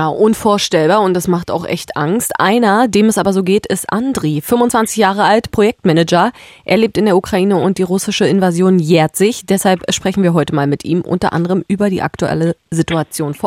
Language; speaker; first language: German; native; German